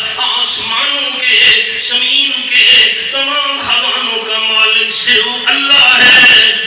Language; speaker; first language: Urdu; non-native, local second language; Pashto